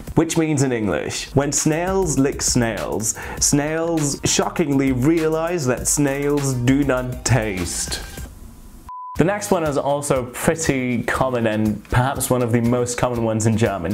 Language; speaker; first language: English; non-native, fluent; German